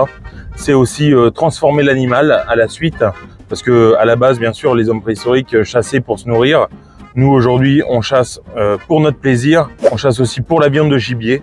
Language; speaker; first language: French; native; French